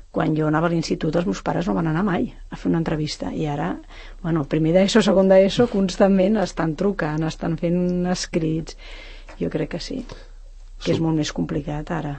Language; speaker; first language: Catalan; native; Catalan